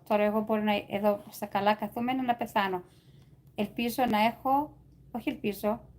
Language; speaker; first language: Greek; early bilingual, other home language; English